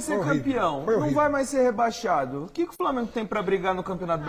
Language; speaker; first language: Portuguese; native; Portuguese